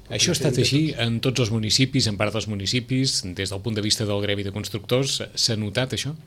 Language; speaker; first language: Catalan; native; Catalan